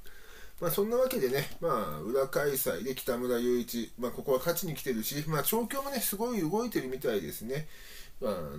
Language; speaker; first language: Japanese; native; Japanese